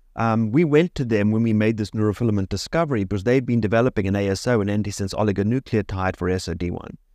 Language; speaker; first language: English; native; English